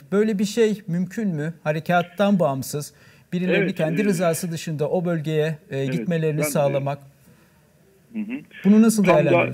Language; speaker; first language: Turkish; native; Turkish